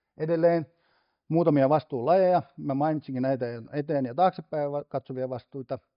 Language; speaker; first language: Finnish; native; Finnish